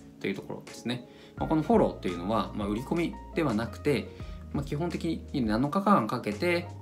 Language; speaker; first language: Japanese; native; Japanese